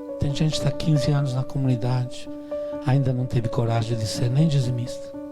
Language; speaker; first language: Portuguese; non-native, fluent; Italian